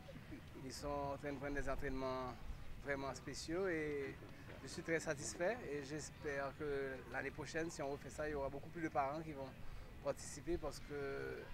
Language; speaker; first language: French; non-native, local second language; Haitian Creole